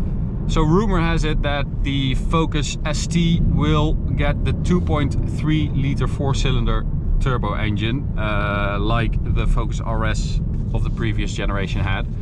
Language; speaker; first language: English; non-native, fluent; Dutch